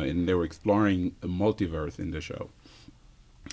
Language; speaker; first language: English; non-native, fluent; Wolof